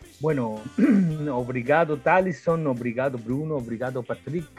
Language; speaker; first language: Portuguese; non-native, learner; Spanish